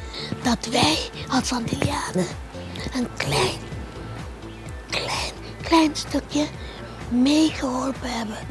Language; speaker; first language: Dutch; non-native, local second language; Papiamento